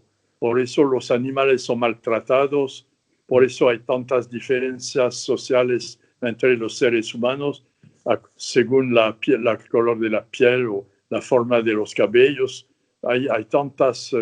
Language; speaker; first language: Spanish; non-native, fluent; French